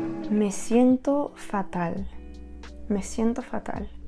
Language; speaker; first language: Spanish; native; Spanish